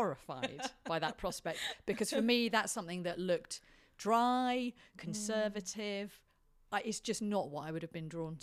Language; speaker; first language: English; native; English